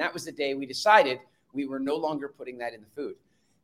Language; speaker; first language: English; native; English